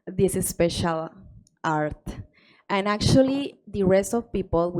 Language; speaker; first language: English; non-native, learner; Spanish